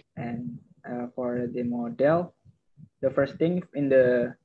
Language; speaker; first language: English; non-native, learner; Indonesian